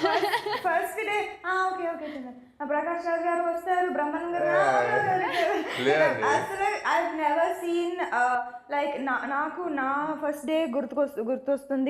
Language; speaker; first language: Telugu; non-native, fluent; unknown